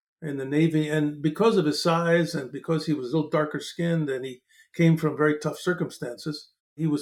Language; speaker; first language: English; native; English